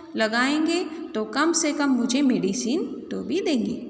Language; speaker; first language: Hindi; non-native, local second language; Marathi